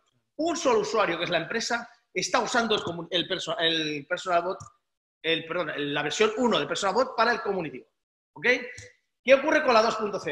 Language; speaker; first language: Spanish; native; Spanish